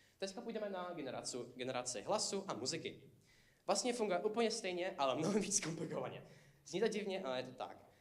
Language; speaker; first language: Czech; non-native, fluent; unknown